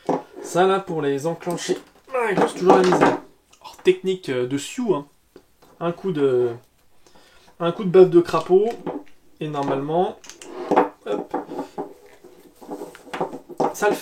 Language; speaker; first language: French; native; French